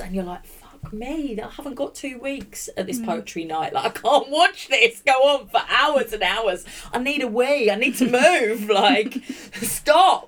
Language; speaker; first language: English; native; English